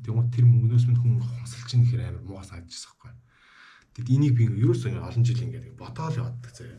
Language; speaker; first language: Mongolian; native; Mongolian